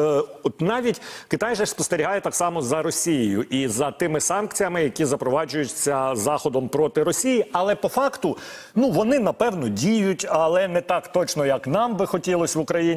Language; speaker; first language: Ukrainian; native; Ukrainian